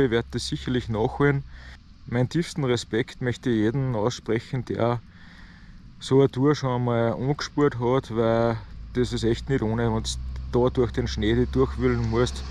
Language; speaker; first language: German; native; German